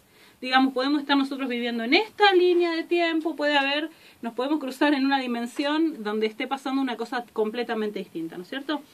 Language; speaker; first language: Spanish; native; Spanish